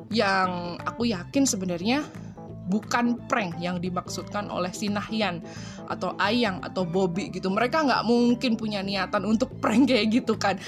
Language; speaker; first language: Indonesian; native; Indonesian